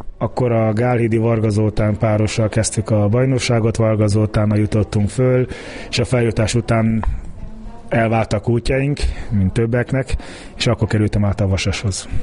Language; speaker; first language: Hungarian; early bilingual, heritage; Hungarian